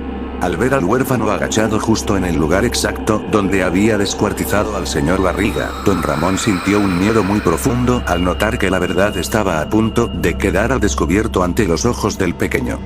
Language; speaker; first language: Spanish; native; Spanish